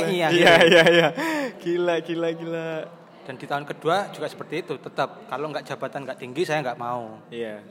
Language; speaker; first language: Indonesian; non-native, local second language; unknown